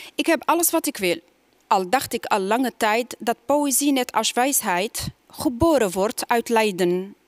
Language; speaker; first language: Dutch; non-native, fluent; Arabic